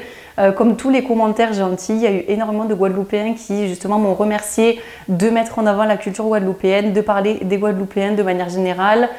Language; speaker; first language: French; native; French